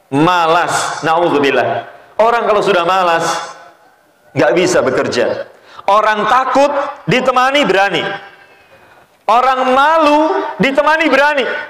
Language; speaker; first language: Indonesian; native; Indonesian